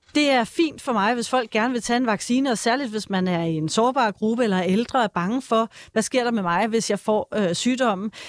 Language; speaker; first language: Danish; native; Danish